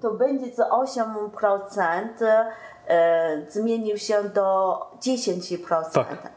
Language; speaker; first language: Polish; non-native, learner; Chinese